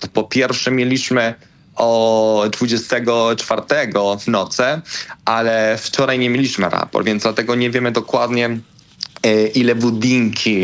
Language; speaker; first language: Polish; non-native, learner; Spanish